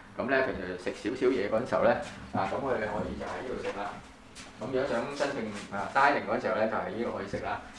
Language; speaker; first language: Cantonese; native; Cantonese